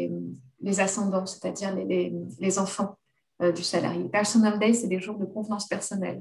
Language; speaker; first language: French; native; French